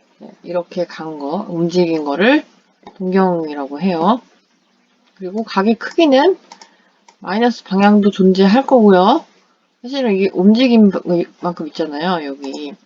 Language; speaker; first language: Korean; non-native, fluent; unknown